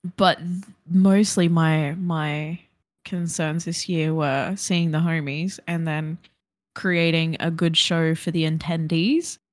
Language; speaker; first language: English; native; English